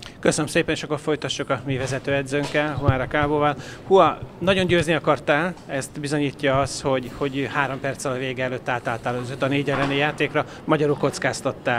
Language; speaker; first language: Hungarian; native; Hungarian